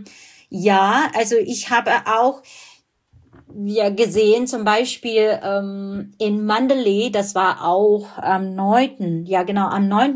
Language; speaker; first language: German; non-native, fluent; Burmese